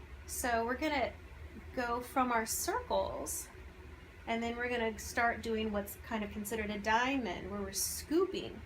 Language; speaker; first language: English; native; English